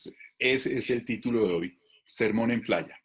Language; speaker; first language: Spanish; native; Spanish